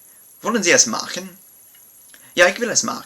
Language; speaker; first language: German; non-native, learner; English